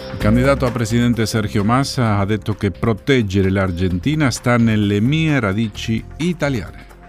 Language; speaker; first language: Italian; non-native, fluent; Spanish